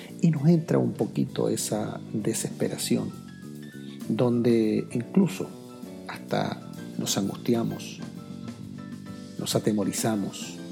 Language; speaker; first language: Spanish; native; Spanish